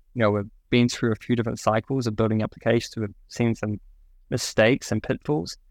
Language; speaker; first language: English; native; English